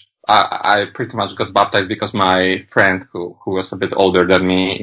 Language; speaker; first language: English; non-native, fluent; Polish